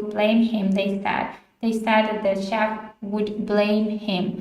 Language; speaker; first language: English; non-native, fluent; Ukrainian